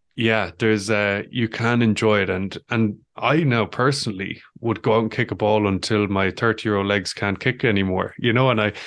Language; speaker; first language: English; native; English